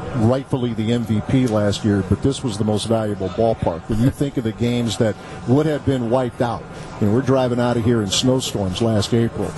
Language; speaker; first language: English; native; English